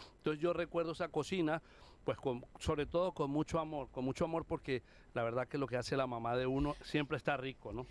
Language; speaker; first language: Spanish; native; Spanish